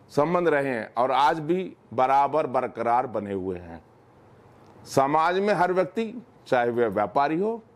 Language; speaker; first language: Hindi; native; Hindi